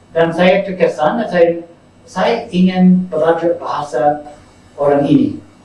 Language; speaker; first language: Indonesian; non-native, fluent; English